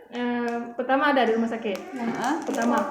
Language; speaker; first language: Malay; non-native, local second language; Achinese